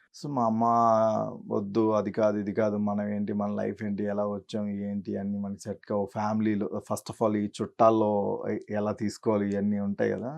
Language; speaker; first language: Telugu; native; Telugu